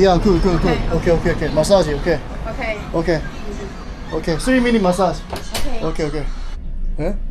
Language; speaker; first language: English; non-native, learner; Korean